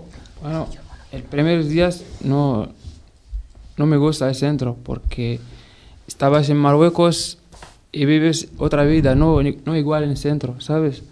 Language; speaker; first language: Spanish; non-native, learner; Arabic